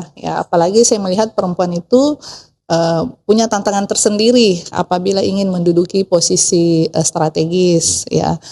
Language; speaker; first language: Indonesian; native; Indonesian